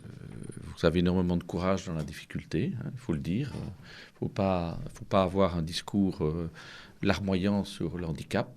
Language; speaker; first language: French; native; French